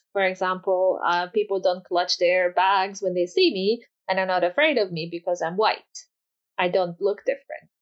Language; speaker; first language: English; non-native, fluent; Polish